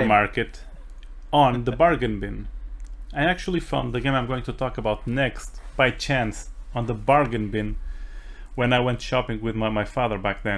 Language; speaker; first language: English; non-native, fluent; Portuguese